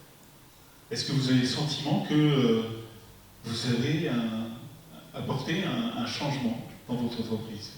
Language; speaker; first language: French; native; French